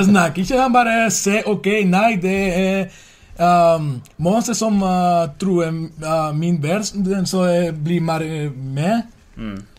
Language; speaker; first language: Norwegian; non-native, learner; Swedish